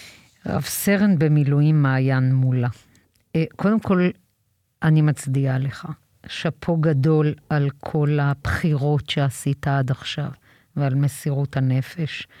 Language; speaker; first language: Hebrew; native; Hebrew